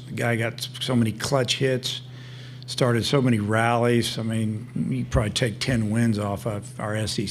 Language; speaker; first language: English; native; English